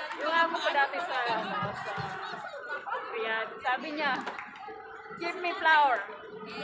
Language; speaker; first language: Filipino; non-native, local second language; Cebuano